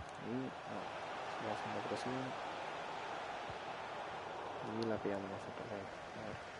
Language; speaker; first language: Spanish; native; Spanish